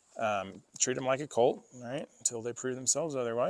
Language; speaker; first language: English; native; English